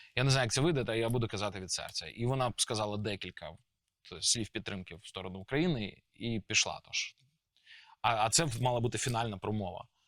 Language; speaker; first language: Ukrainian; native; Ukrainian